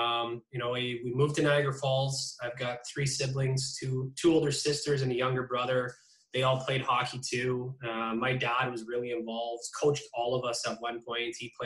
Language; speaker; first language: English; native; English